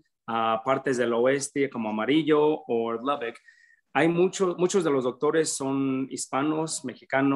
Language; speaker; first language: Spanish; early bilingual, other home language; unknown